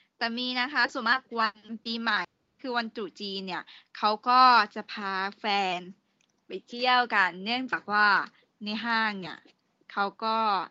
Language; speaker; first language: Thai; native; Thai